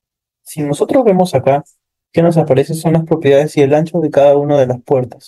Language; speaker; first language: Spanish; native; Spanish